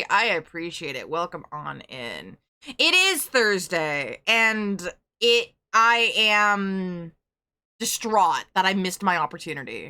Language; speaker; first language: English; native; English